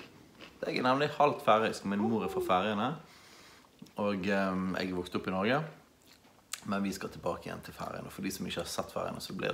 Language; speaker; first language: Norwegian; native; Norwegian